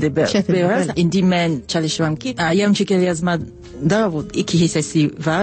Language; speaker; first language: Azerbaijani; non-native, learner; English